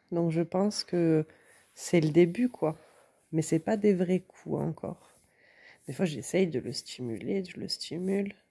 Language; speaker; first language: French; native; French